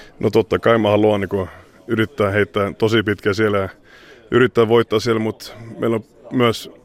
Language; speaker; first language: Finnish; early bilingual, heritage; Swedish